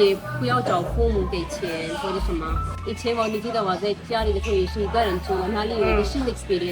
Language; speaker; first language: Chinese; non-native, fluent; Urdu